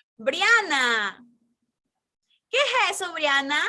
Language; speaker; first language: Spanish; native; Spanish